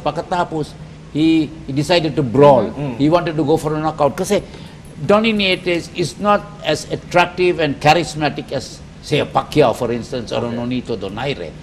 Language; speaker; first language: English; non-native, local second language; Filipino